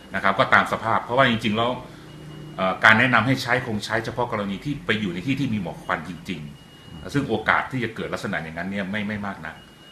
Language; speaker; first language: Thai; native; Thai